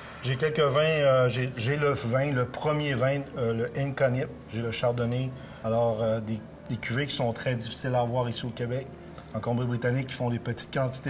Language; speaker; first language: French; native; French